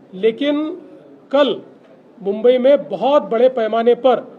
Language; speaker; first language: Hindi; non-native, local second language; Marathi